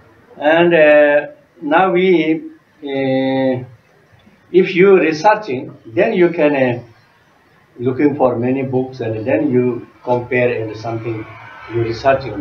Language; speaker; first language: English; non-native, learner; Tibetan